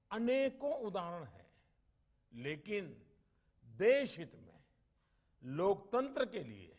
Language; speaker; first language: Hindi; non-native, local second language; Gujarati